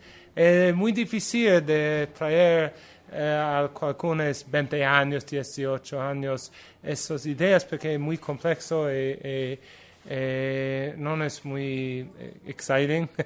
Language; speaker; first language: Spanish; non-native, learner; English